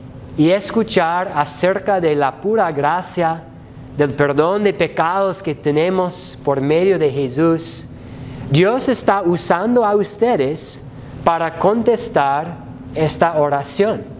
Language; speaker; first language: Spanish; non-native, fluent; English